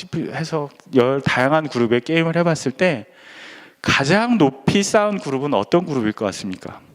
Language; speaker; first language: Korean; native; Korean